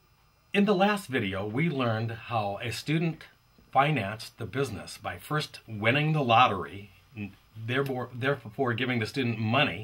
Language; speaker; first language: English; native; English